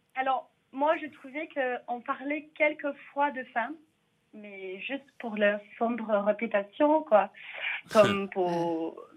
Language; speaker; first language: French; non-native, fluent; English